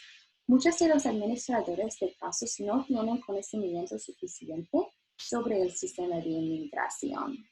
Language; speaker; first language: Spanish; non-native, learner; English